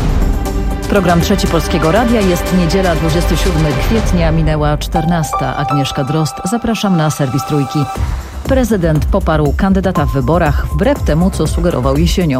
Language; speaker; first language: Polish; native; Polish